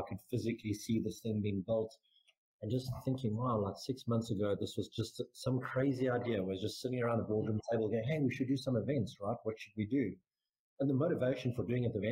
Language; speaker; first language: English; native; English